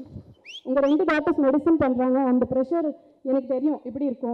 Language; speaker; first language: Tamil; non-native, fluent; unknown